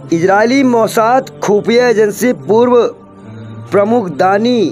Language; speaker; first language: Hindi; native; Hindi